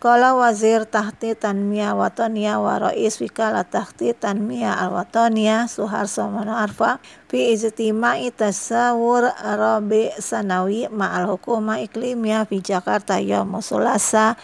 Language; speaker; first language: Arabic; non-native, fluent; Indonesian